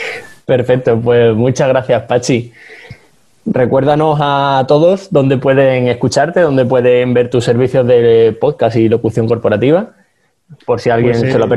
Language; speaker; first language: Spanish; native; Spanish